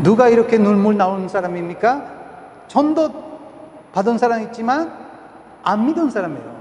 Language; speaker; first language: Korean; non-native, fluent; Spanish